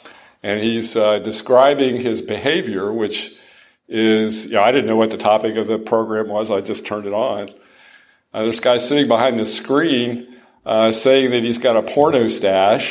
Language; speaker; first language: English; native; English